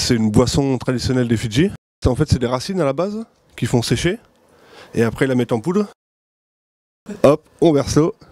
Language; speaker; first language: French; native; French